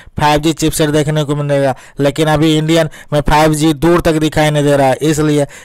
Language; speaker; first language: Hindi; native; Hindi